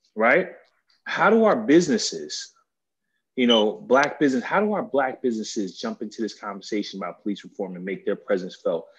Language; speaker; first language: English; native; English